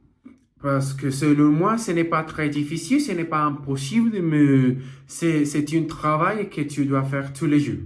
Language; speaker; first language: French; non-native, learner; Portuguese